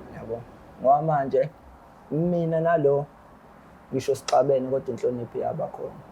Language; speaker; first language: Zulu; native; Zulu